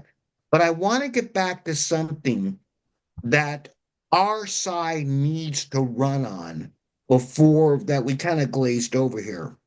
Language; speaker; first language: English; native; English